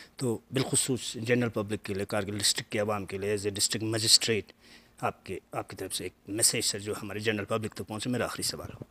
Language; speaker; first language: Hindi; non-native, local second language; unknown